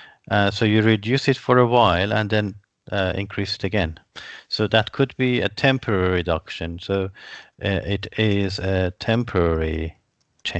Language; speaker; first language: English; non-native, fluent; Persian